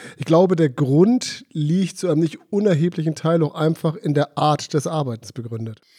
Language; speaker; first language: German; native; German